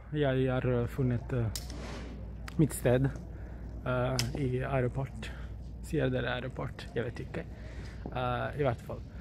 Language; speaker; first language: Norwegian; non-native, learner; Italian